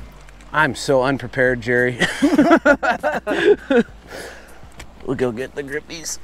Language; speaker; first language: English; native; English